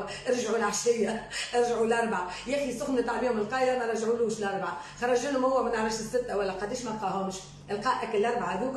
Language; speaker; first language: Arabic; native; Arabic